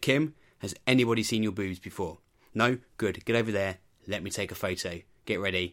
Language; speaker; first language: English; native; English